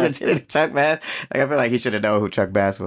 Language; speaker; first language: English; native; English